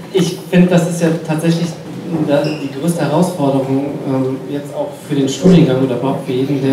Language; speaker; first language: German; native; German